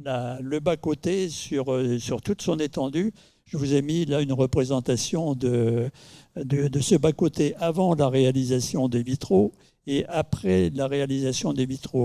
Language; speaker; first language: French; native; French